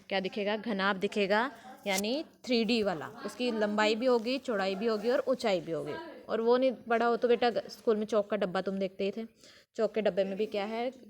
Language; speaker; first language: Hindi; native; Hindi